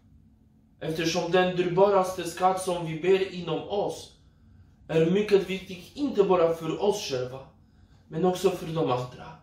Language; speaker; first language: Swedish; non-native, fluent; Polish